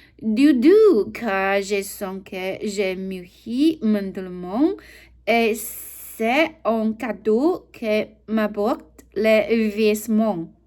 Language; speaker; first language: French; non-native, learner; Chinese